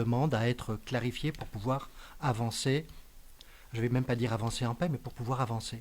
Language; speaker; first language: French; native; French